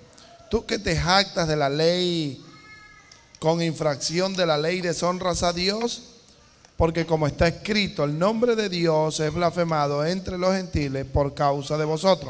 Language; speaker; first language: Spanish; native; Spanish